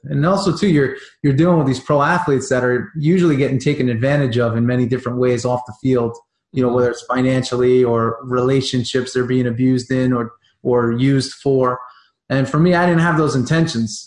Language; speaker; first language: English; native; English